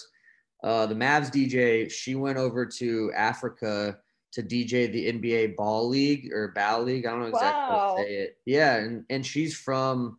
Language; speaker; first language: English; native; English